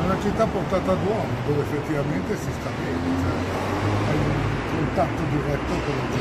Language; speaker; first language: Italian; native; Italian